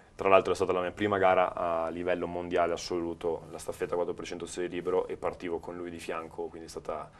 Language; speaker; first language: Italian; native; Italian